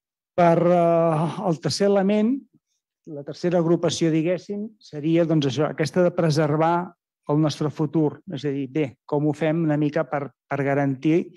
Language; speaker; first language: Catalan; native; Catalan